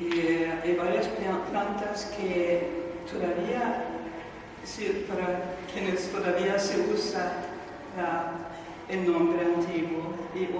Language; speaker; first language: Spanish; non-native, fluent; Swedish